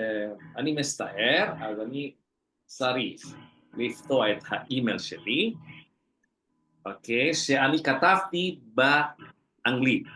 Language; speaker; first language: Hebrew; non-native, fluent; Indonesian